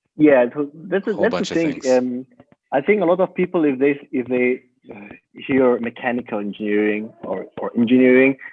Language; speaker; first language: English; non-native, fluent; German